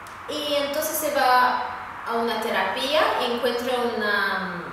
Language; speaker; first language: Spanish; non-native, fluent; Swedish